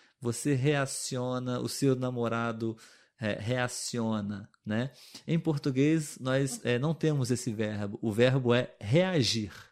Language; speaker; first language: Portuguese; native; Portuguese